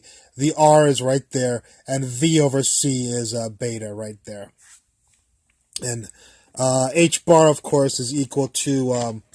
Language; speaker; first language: English; native; English